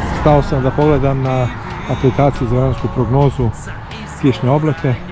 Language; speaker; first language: Croatian; native; Croatian